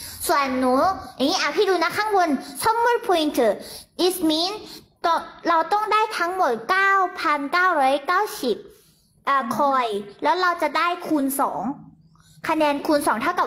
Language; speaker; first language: Thai; early bilingual, other home language; Korean